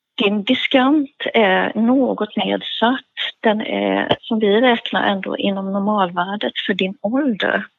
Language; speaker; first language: Swedish; native; Swedish